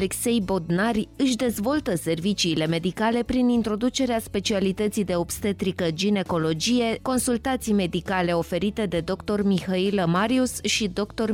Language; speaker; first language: Romanian; native; Romanian